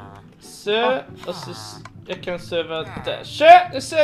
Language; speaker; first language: Swedish; native; Swedish